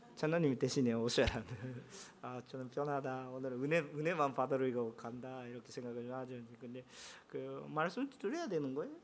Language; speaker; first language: Korean; non-native, fluent; Japanese